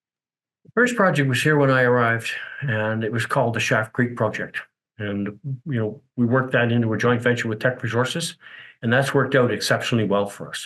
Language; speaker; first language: English; native; English